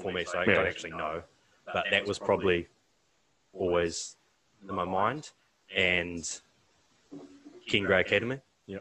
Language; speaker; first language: English; native; English